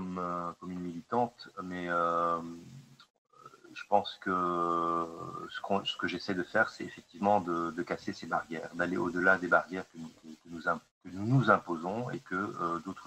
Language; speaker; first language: French; non-native, local second language; Arabic